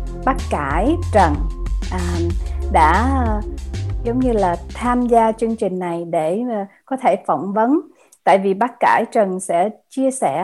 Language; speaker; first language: Vietnamese; native; Vietnamese